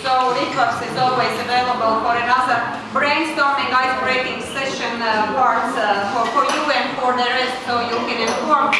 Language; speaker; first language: English; non-native, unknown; Latvian